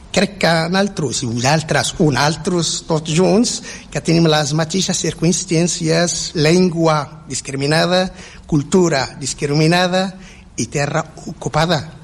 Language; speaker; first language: Catalan; non-native, learner; Central Atlas Tamazight